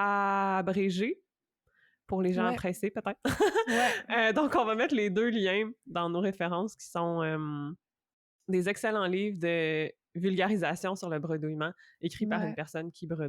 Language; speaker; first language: French; native; French